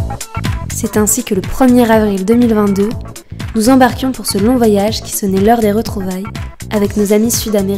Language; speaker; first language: French; native; French